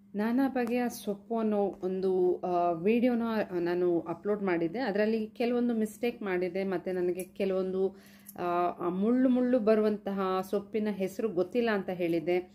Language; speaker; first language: Kannada; non-native, local second language; Telugu